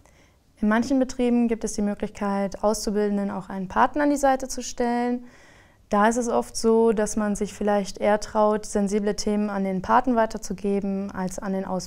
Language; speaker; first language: German; native; German